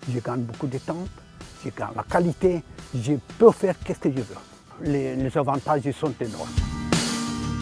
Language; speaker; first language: French; non-native, fluent; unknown